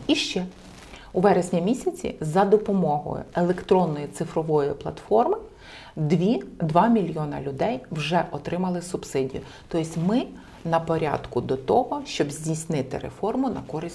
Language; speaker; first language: Ukrainian; native; Ukrainian